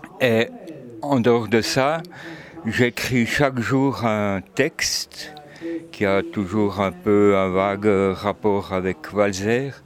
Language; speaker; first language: French; native; French